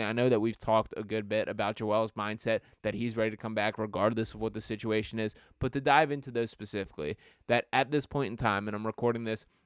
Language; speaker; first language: English; native; English